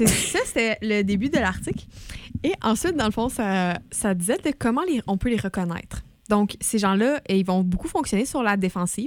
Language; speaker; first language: French; native; French